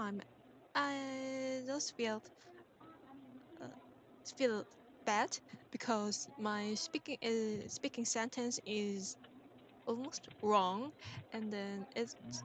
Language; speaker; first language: English; non-native, learner; Korean